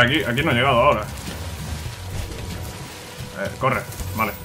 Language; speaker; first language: Spanish; native; Spanish